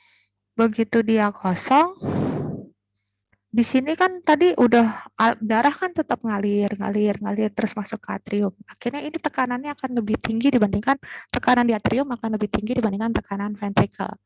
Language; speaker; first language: Indonesian; native; Indonesian